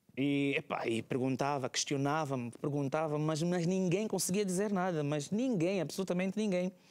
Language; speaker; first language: Portuguese; native; Portuguese